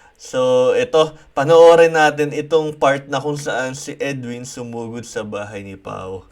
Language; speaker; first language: Filipino; native; Filipino